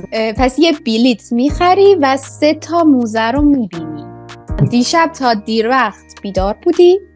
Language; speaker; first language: Persian; native; Persian